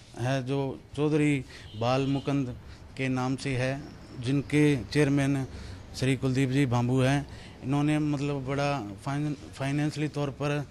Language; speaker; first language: Hindi; native; Hindi